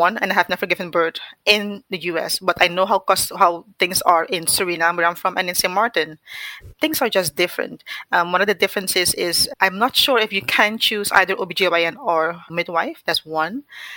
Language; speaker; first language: English; non-native, fluent; Dutch